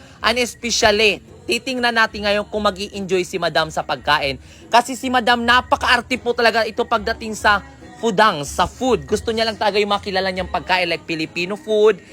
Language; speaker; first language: Filipino; non-native, local second language; Cebuano